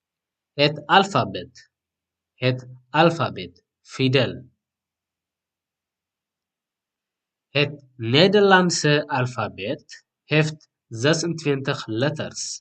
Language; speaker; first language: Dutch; non-native, learner; Tigrinya